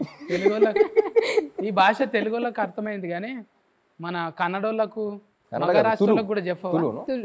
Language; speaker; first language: Telugu; native; Telugu